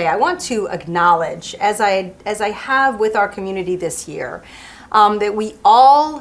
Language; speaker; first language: English; early bilingual, other home language; French